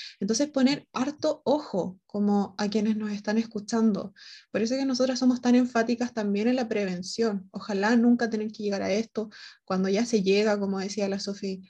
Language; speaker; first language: Spanish; native; Spanish